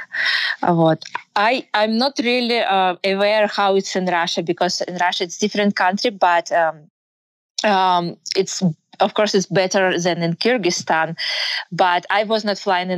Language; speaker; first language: English; non-native, learner; Russian